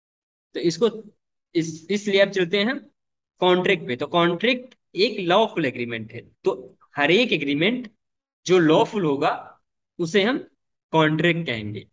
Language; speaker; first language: Hindi; native; Hindi